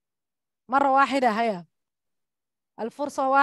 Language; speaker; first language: Arabic; non-native, fluent; Indonesian